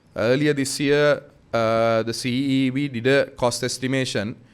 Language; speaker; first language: English; non-native, local second language; Sinhala